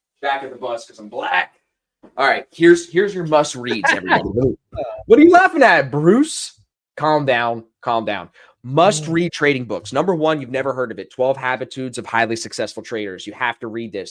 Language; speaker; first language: English; native; English